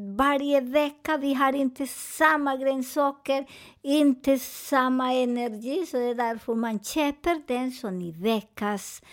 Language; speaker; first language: Swedish; non-native, fluent; Spanish